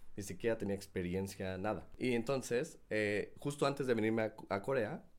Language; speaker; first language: Spanish; native; Spanish